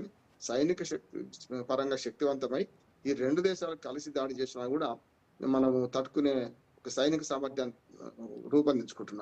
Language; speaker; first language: Telugu; native; Telugu